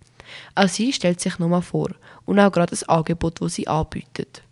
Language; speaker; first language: German; native; German